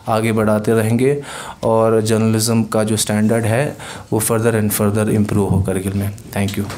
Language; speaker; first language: Hindi; non-native, local second language; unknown